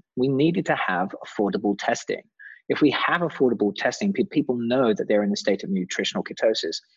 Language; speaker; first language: English; native; English